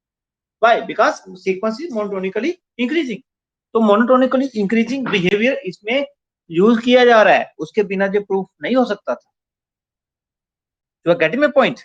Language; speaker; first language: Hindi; non-native, local second language; Punjabi